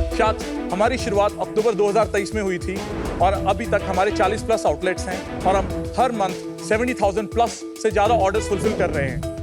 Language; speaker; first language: Hindi; non-native, local second language; Punjabi